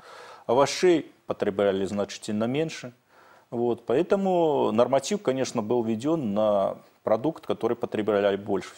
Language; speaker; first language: Russian; native; Russian